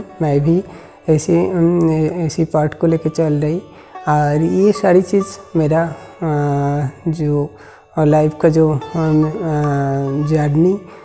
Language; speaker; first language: Hindi; non-native, local second language; Bangla